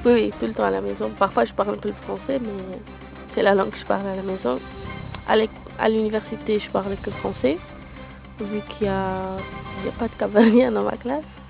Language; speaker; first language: French; non-native, local second language; Portuguese